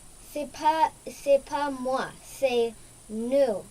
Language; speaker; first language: French; non-native, local second language; English